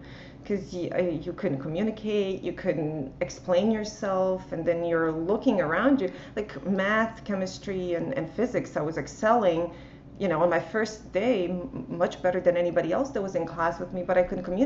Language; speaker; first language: English; non-native, fluent; Bosnian